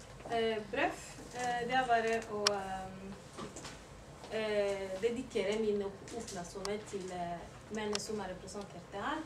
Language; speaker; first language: Norwegian; non-native, learner; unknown